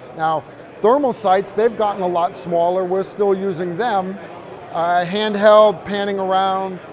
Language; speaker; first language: English; native; English